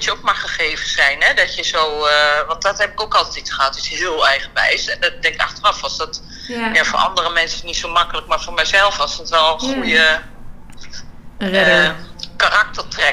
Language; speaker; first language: Dutch; native; Dutch